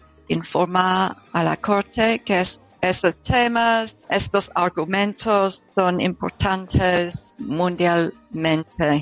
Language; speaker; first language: Spanish; non-native, learner; English